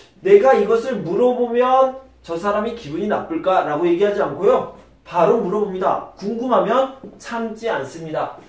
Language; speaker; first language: Korean; native; Korean